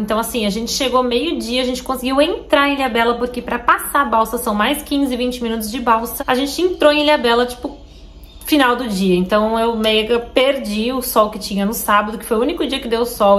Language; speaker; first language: Portuguese; native; Portuguese